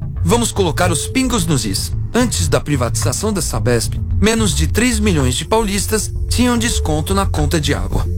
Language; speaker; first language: Portuguese; native; Portuguese